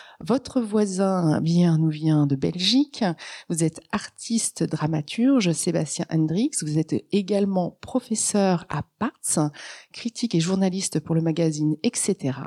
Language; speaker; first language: French; native; French